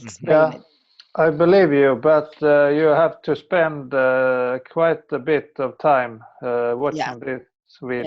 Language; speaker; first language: English; non-native, fluent; Swedish